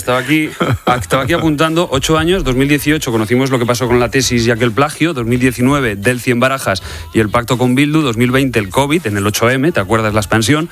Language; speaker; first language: Spanish; native; Spanish